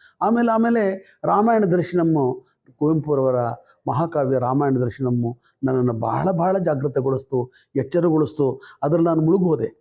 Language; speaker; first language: Kannada; native; Kannada